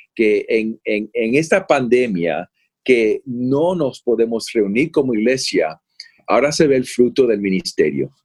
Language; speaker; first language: Spanish; early bilingual, heritage; Spanish